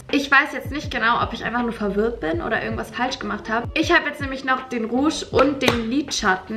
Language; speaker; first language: German; native; German